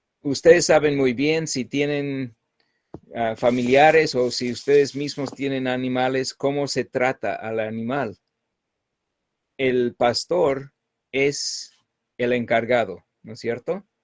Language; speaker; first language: Spanish; non-native, fluent; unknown